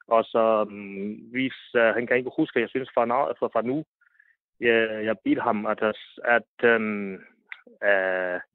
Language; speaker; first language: Danish; non-native, learner; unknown